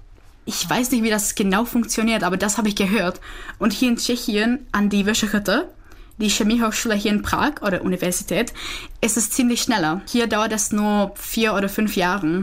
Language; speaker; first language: German; non-native, fluent; Czech